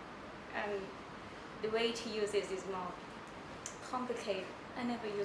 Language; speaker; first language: English; non-native, learner; Thai